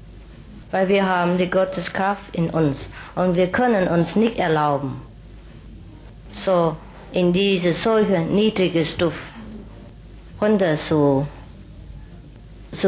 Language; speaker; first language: German; non-native, fluent; Vietnamese